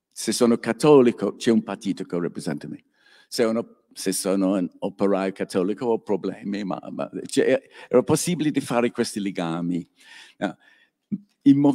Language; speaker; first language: Italian; non-native, learner; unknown